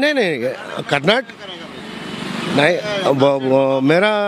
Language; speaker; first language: Hindi; non-native, local second language; Kannada